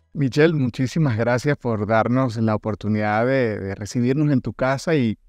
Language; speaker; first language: Spanish; native; Spanish